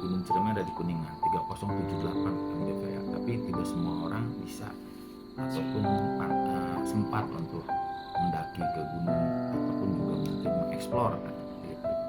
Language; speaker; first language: Indonesian; non-native, local second language; Sundanese